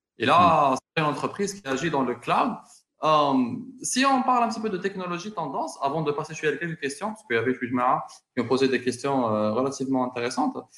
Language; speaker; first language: French; non-native, local second language; Arabic